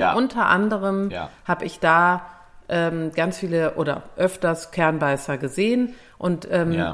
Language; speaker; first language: German; native; German